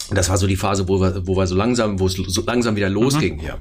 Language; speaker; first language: German; native; German